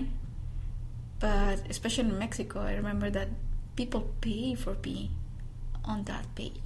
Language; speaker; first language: English; non-native, fluent; Spanish